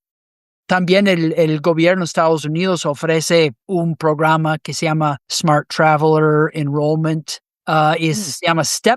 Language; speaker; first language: Spanish; non-native, fluent; English